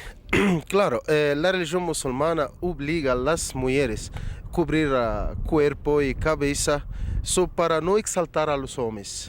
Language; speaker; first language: Portuguese; non-native, fluent; Arabic